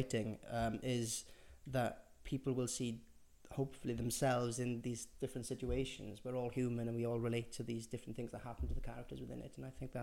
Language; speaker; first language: English; native; English